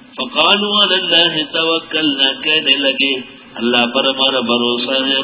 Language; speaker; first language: Urdu; non-native, local second language; Pashto